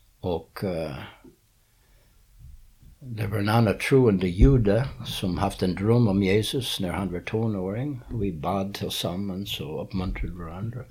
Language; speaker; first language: Swedish; non-native, fluent; English